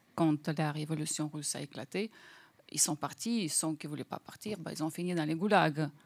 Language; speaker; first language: French; non-native, fluent; Russian